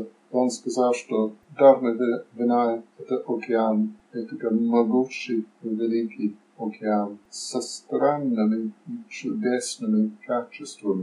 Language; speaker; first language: Russian; non-native, fluent; English